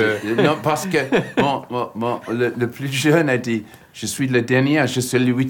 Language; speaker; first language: French; non-native, fluent; English